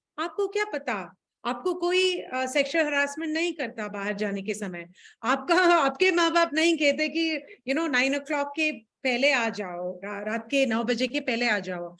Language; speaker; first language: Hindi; non-native, local second language; Tamil